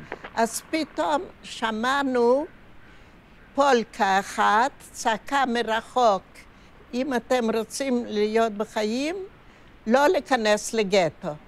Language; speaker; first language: Hebrew; non-native, fluent; Yiddish